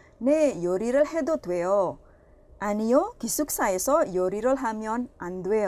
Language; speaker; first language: Korean; non-native, fluent; Indonesian